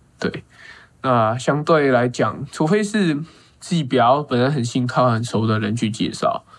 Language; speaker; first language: Chinese; non-native, local second language; Cantonese